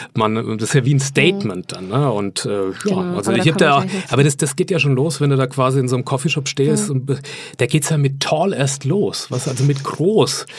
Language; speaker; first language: German; native; German